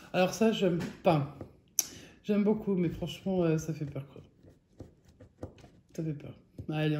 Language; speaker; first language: French; native; French